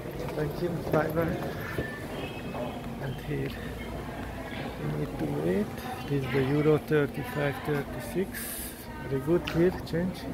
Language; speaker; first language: English; non-native, learner; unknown